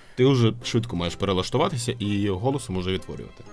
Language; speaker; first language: Ukrainian; non-native, local second language; Russian